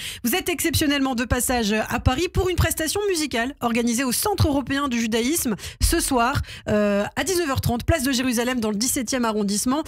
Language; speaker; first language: French; native; French